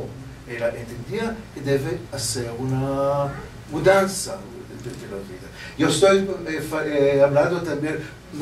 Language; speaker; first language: Spanish; non-native, learner; Hebrew